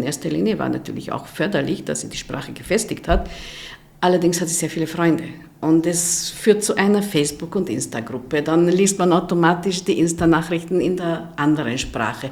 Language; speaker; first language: German; non-native, fluent; Hungarian